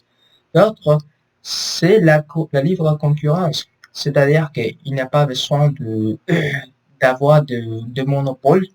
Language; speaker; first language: French; non-native, learner; Spanish